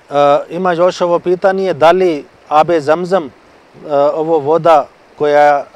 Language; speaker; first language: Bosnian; non-native, learner; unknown